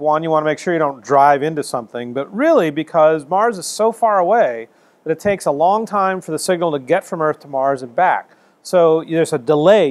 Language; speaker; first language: English; native; English